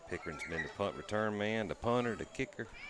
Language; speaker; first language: English; native; English